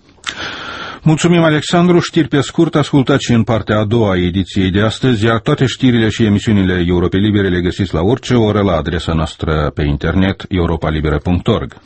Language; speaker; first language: Romanian; native; Romanian